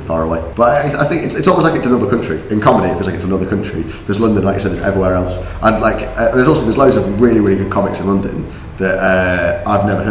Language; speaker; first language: English; native; English